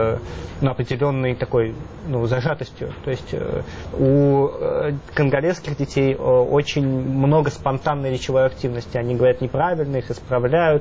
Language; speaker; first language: Russian; native; Russian